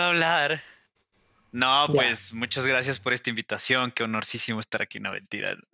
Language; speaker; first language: Spanish; native; Spanish